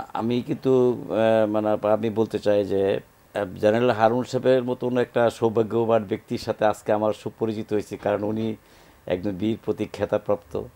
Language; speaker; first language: Bangla; native; Bangla